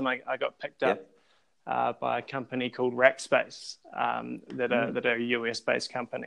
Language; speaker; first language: English; native; English